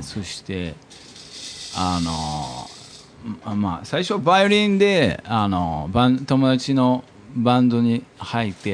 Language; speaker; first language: Japanese; non-native, fluent; English